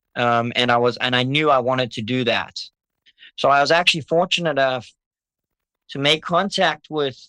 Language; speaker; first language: English; native; English